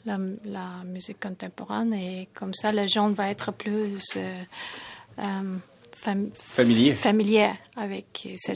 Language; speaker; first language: French; non-native, fluent; Tajik